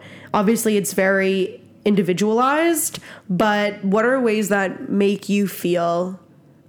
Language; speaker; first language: English; native; English